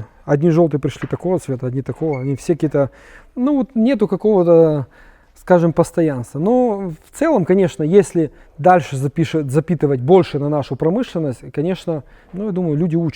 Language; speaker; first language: Russian; native; Russian